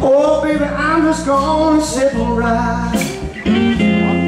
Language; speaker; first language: English; native; English